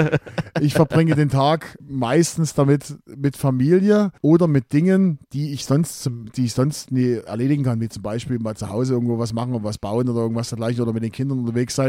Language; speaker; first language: German; native; German